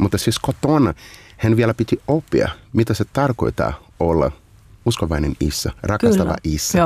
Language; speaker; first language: Finnish; non-native, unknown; Portuguese